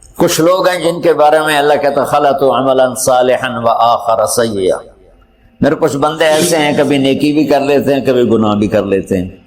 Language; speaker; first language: Urdu; non-native, local second language; Punjabi